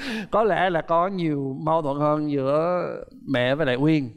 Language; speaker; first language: Vietnamese; non-native, fluent; English